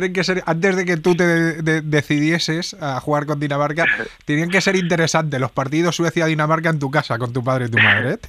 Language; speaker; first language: Spanish; native; Spanish